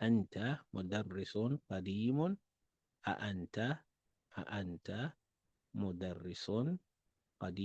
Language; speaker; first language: Arabic; non-native, fluent; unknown